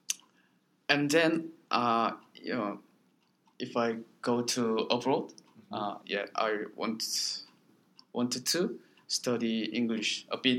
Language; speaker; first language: English; non-native, learner; Korean